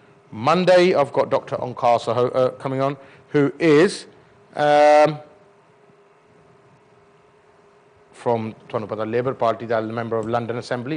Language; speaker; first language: English; early bilingual, other home language; Punjabi